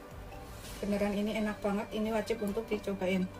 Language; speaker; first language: Indonesian; native; Indonesian